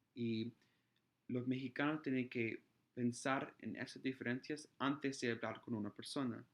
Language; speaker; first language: Spanish; non-native, fluent; English